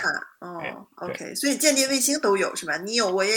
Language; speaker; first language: Chinese; native; Chinese